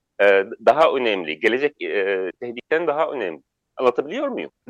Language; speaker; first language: Turkish; non-native, fluent; Arabic